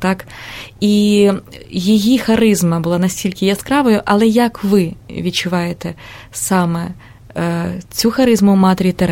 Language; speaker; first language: Ukrainian; native; Ukrainian